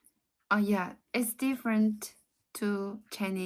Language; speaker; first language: English; non-native, learner; Chinese